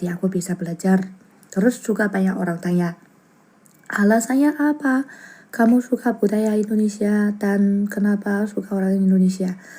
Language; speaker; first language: Indonesian; non-native, learner; Chinese